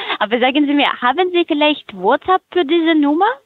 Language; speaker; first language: German; non-native, learner; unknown